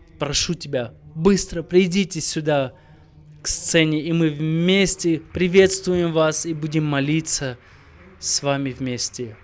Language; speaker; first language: Russian; non-native, local second language; Armenian